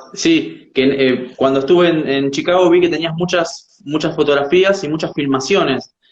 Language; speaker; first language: Spanish; native; Spanish